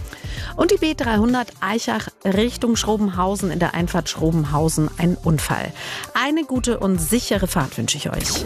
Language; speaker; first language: German; native; German